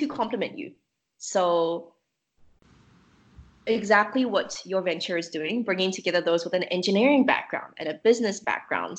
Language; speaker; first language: English; native; English